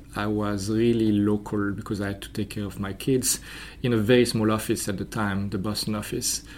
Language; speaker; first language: English; non-native, fluent; French